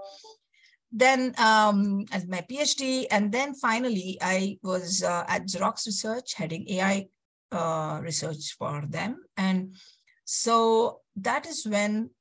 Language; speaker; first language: English; non-native, local second language; Kannada